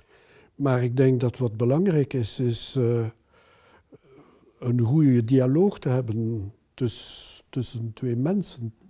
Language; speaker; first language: Dutch; non-native, local second language; French